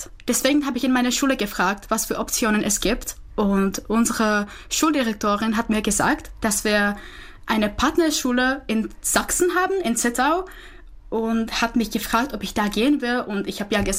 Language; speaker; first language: German; non-native, fluent; Czech